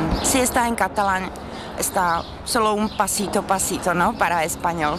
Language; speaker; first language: Spanish; non-native, learner; Czech